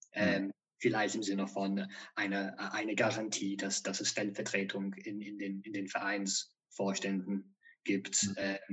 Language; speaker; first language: German; non-native, fluent; English